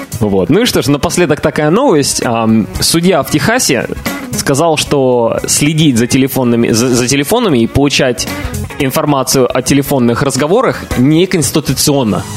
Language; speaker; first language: Russian; early bilingual, heritage; Russian